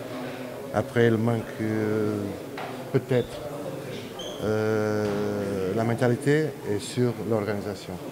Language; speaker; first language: French; non-native, fluent; Portuguese